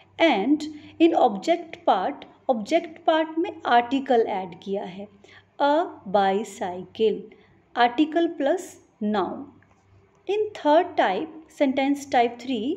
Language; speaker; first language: Hindi; native; Hindi